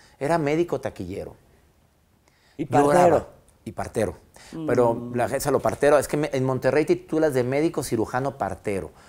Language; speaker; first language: Spanish; native; Spanish